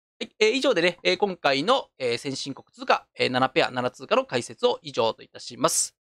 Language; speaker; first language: Japanese; native; Japanese